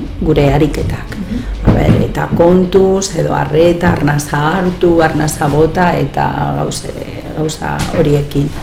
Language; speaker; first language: Basque; non-native, learner; Spanish